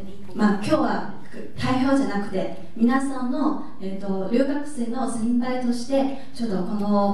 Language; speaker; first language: Japanese; non-native, fluent; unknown